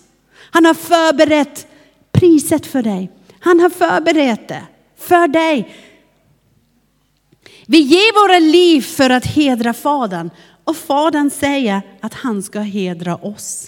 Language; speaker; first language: Swedish; non-native, fluent; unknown